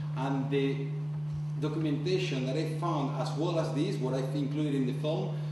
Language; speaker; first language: English; non-native, fluent; Spanish